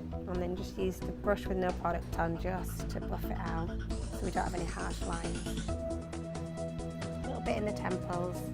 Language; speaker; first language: English; native; English